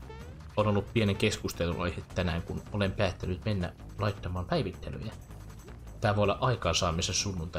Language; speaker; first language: Finnish; native; Finnish